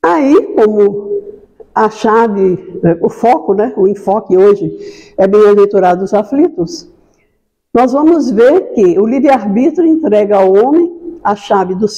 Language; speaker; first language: Portuguese; native; Portuguese